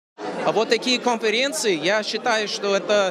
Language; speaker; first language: Russian; non-native, local second language; Romanian